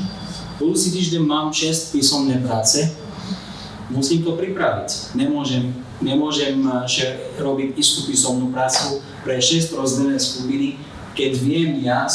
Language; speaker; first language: Slovak; non-native, fluent; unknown